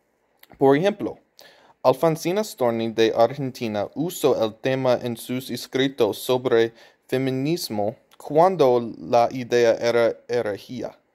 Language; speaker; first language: Spanish; non-native, fluent; English